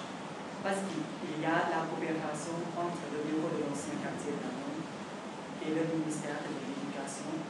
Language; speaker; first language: French; non-native, learner; Vietnamese